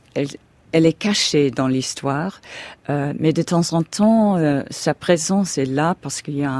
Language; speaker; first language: French; non-native, fluent; English